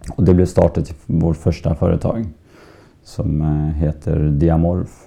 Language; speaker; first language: Swedish; early bilingual, other home language; Persian